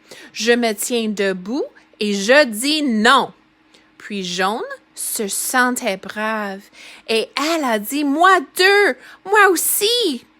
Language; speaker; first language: French; non-native, fluent; English